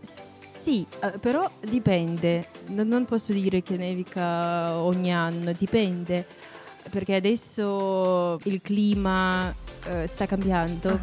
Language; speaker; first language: Italian; non-native, fluent; Russian